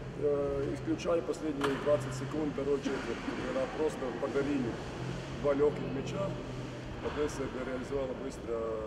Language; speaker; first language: Russian; native; Russian